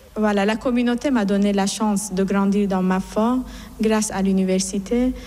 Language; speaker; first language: French; non-native, fluent; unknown